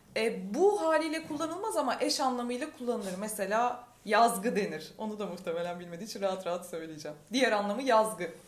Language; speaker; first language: Turkish; native; Turkish